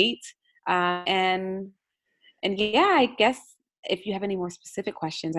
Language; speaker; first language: English; native; English